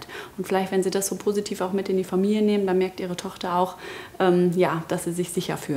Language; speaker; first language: German; native; German